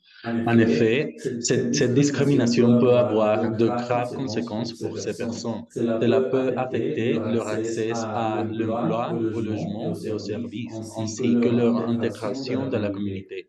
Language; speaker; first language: French; non-native, learner; Spanish